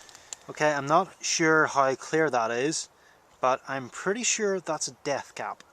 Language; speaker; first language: English; native; English